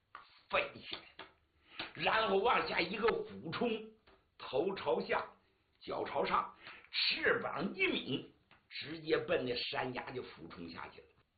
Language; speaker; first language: Chinese; native; Chinese